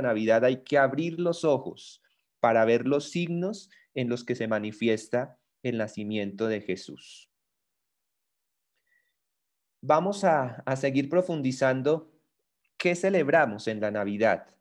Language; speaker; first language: Spanish; native; Spanish